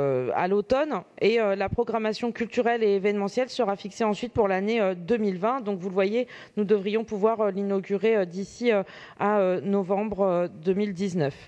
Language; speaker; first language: French; native; French